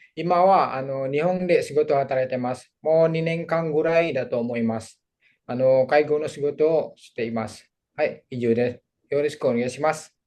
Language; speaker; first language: Japanese; non-native, learner; Indonesian